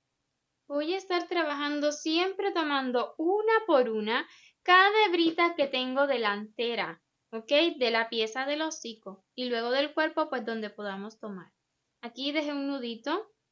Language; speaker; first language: Spanish; native; Spanish